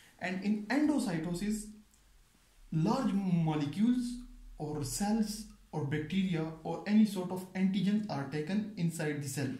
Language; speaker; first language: English; non-native, local second language; Pashto